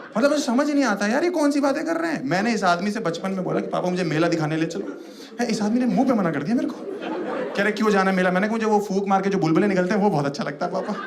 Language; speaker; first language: Hindi; native; Hindi